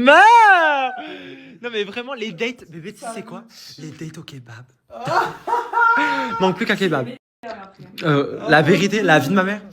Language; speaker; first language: French; native; French